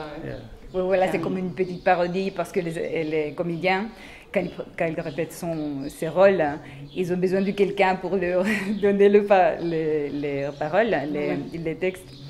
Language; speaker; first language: French; non-native, fluent; Spanish